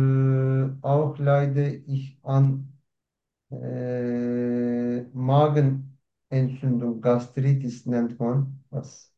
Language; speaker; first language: German; non-native, learner; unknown